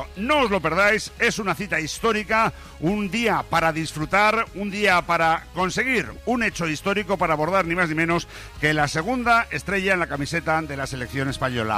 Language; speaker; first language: Spanish; native; Spanish